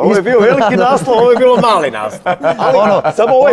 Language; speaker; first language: Croatian; native; Croatian